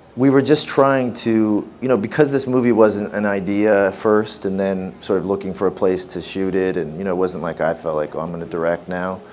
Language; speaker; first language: English; native; English